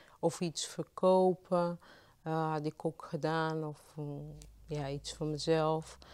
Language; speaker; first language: Dutch; non-native, fluent; Portuguese